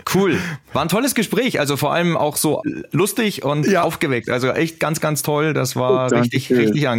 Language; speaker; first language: German; native; German